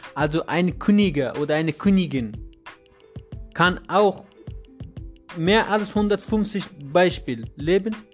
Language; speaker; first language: German; non-native, learner; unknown